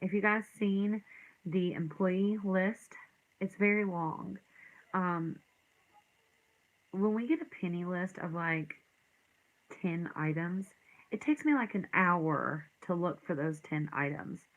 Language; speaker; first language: English; native; English